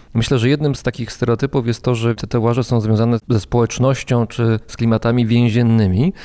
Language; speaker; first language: Polish; native; Polish